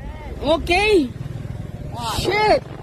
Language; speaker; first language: English; non-native, learner; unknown